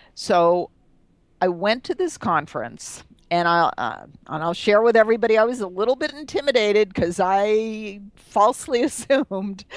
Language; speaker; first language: English; native; English